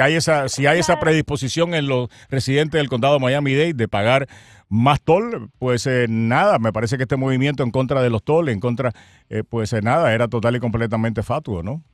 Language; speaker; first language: Spanish; native; Spanish